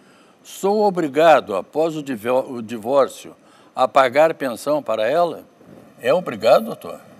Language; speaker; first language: Portuguese; native; Portuguese